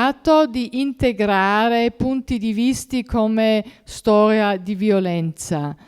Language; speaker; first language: Italian; non-native, fluent; German